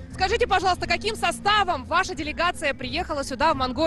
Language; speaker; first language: Russian; native; Russian